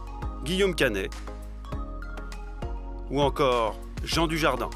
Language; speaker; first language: French; native; French